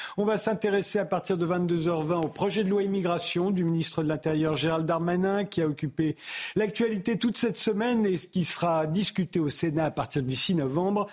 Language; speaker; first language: French; native; French